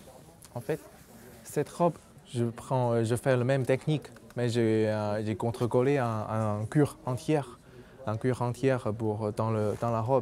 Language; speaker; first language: French; non-native, local second language; Chinese